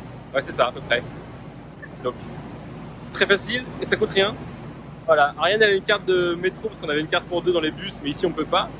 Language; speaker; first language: French; native; French